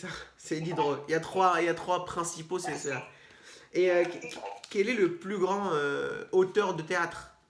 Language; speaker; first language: French; native; French